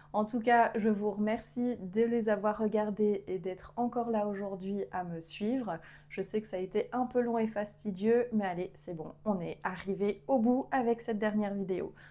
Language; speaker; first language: French; native; French